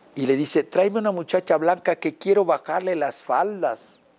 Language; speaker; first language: Spanish; non-native, local second language; Yucateco